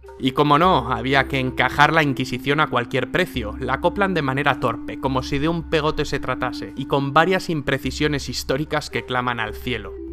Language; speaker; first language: Spanish; native; Spanish